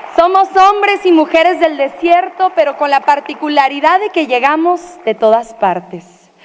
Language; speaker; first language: Spanish; native; Spanish